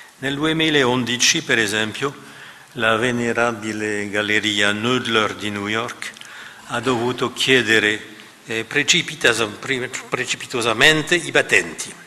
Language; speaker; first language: Italian; non-native, fluent; French